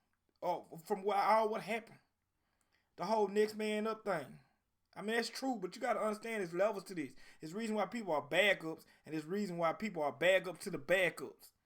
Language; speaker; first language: English; native; English